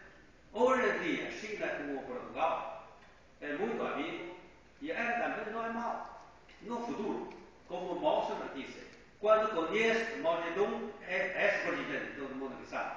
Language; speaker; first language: Portuguese; non-native, fluent; Chinese